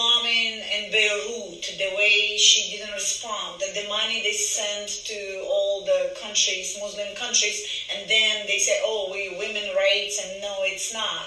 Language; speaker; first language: English; non-native, fluent; Ukrainian